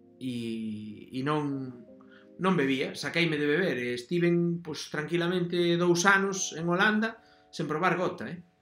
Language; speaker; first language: Galician; non-native, local second language; Spanish